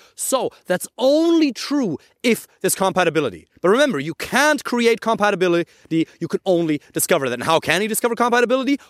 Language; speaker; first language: English; non-native, fluent; German